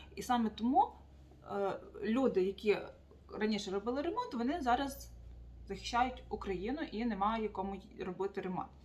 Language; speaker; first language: Ukrainian; native; Ukrainian